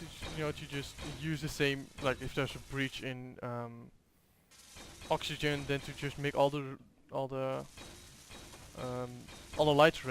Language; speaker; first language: English; non-native, fluent; Dutch